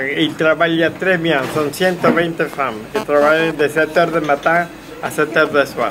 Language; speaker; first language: French; non-native, learner; Spanish